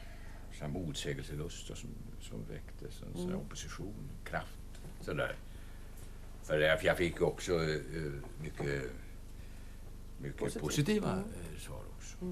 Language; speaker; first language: Swedish; native; Swedish